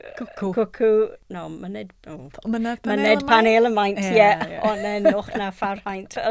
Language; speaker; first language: Welsh; non-native, local second language; English